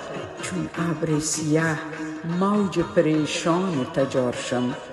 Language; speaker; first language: Persian; native; Persian